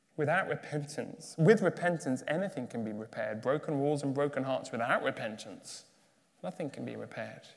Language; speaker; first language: English; native; English